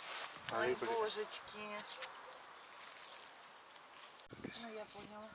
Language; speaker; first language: Russian; native; Russian